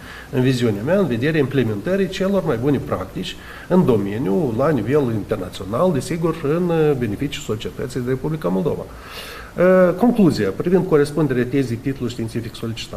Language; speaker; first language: Romanian; native; Romanian